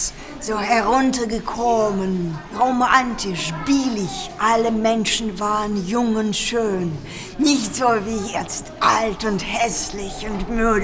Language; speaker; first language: German; non-native, fluent; Russian